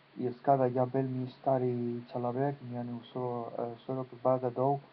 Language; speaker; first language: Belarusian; non-native, learner; Spanish